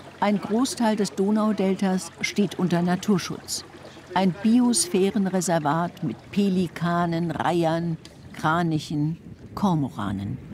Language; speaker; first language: German; native; German